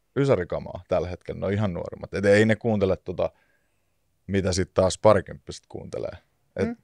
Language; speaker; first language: Finnish; native; Finnish